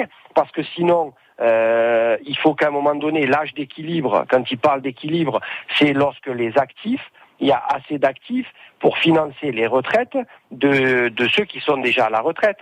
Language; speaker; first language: French; native; French